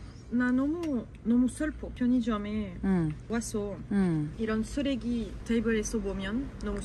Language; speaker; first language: Korean; non-native, fluent; French